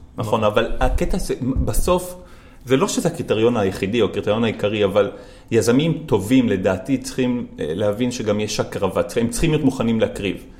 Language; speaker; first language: Hebrew; native; Hebrew